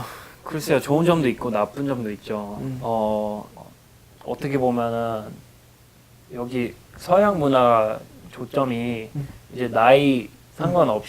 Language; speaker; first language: Korean; non-native, fluent; English